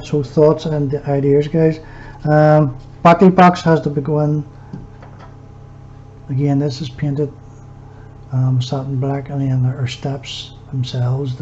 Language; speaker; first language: English; native; English